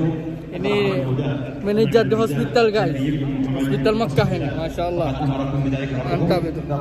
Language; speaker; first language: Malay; early bilingual, heritage; Malay